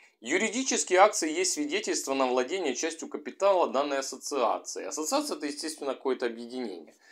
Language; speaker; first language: Russian; native; Russian